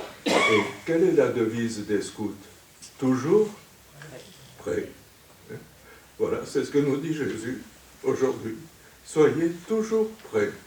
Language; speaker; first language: French; native; French